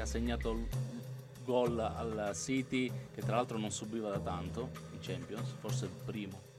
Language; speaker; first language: Italian; native; Italian